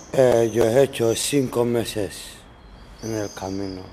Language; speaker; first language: Spanish; non-native, learner; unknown